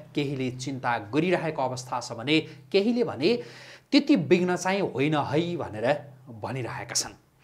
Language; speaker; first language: Nepali; native; Nepali